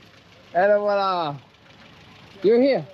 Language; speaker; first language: French; native; French